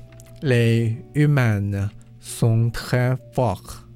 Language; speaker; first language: French; non-native, learner; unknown